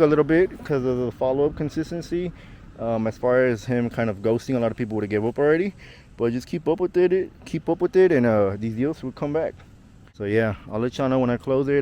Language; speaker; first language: English; native; English